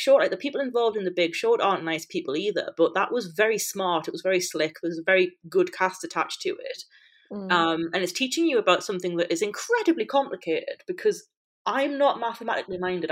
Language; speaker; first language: English; native; English